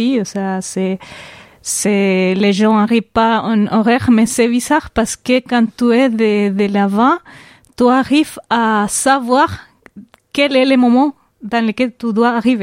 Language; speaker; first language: French; non-native, fluent; Spanish